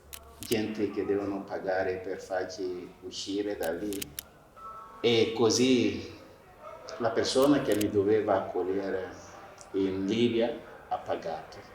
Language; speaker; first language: Italian; non-native, fluent; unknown